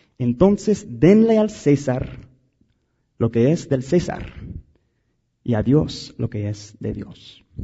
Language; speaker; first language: Spanish; non-native, fluent; English